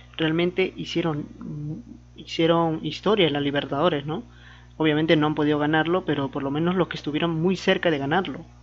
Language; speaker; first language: Spanish; native; Spanish